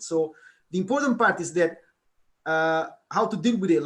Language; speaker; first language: English; non-native, fluent; Italian